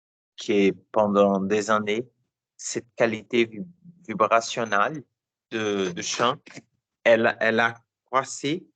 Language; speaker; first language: French; non-native, learner; Portuguese